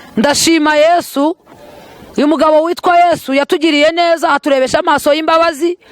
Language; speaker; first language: Kinyarwanda; native; Kinyarwanda